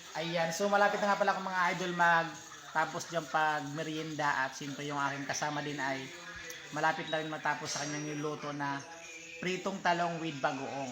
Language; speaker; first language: Filipino; non-native, local second language; Masbatenyo